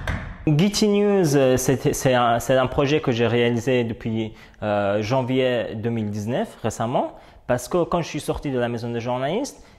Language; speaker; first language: French; non-native, fluent; Persian